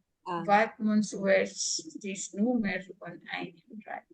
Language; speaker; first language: German; non-native, learner; Filipino